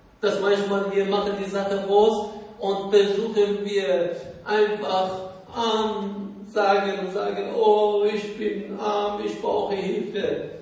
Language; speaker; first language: German; non-native, learner; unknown